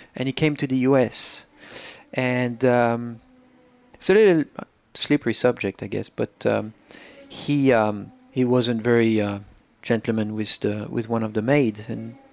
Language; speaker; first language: English; non-native, fluent; French